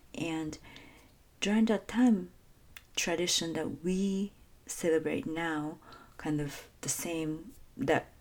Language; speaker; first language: English; non-native, fluent; Japanese